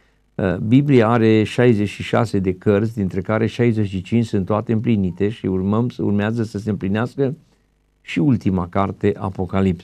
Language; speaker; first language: Romanian; native; Romanian